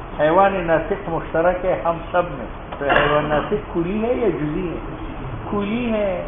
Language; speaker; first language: Urdu; non-native, local second language; Pashto